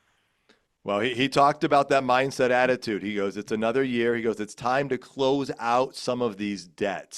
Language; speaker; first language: English; native; English